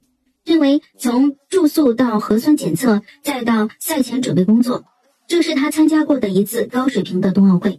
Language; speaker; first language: Chinese; native; Chinese